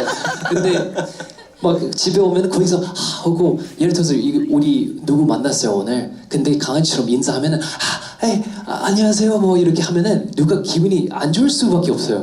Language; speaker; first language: Korean; non-native, fluent; English